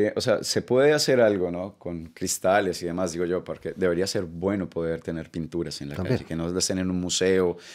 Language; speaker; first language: Spanish; native; Spanish